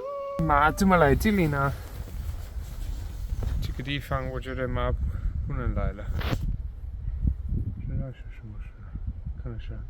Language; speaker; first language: Chinese; non-native, learner; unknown